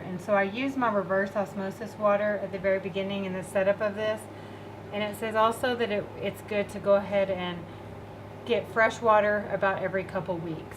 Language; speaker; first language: English; native; English